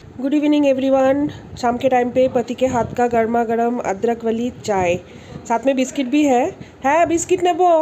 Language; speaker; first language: Hindi; non-native, local second language; Bangla